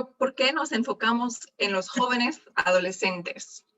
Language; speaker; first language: Spanish; non-native, fluent; English